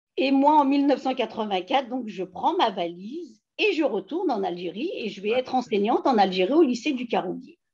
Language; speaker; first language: French; native; French